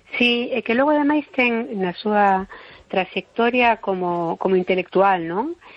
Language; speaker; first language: Galician; non-native, local second language; Spanish